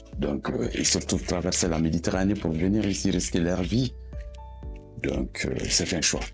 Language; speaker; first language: French; non-native, local second language; Bambara